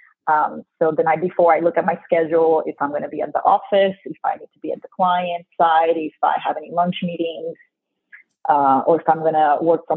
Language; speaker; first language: English; non-native, fluent; Spanish